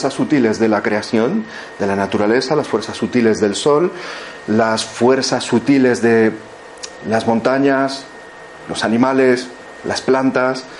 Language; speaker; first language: Spanish; native; Spanish